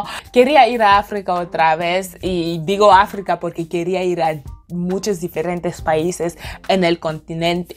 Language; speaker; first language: Spanish; non-native, fluent; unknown